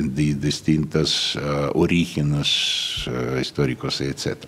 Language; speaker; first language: Spanish; non-native, fluent; Russian